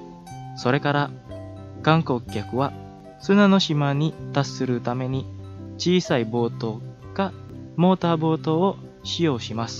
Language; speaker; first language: Japanese; non-native, fluent; Indonesian